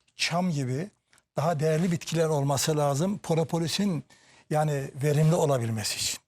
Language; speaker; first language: Turkish; native; Turkish